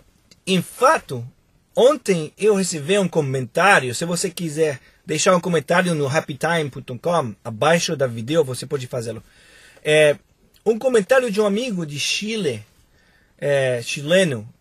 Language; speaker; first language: Portuguese; non-native, fluent; Spanish